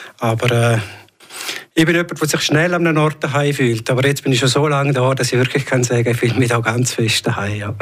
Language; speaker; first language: German; native; German